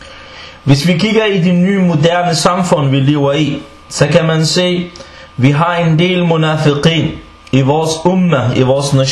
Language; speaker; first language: Danish; early bilingual, other home language; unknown